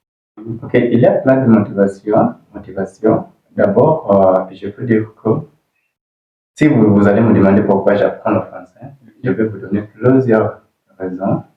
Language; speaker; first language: French; non-native, learner; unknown